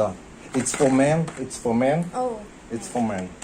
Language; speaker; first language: English; non-native, learner; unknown